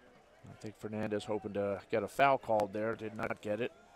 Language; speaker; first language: English; native; English